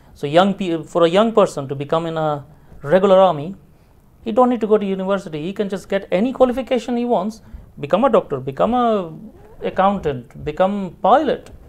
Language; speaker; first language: English; non-native, fluent; Punjabi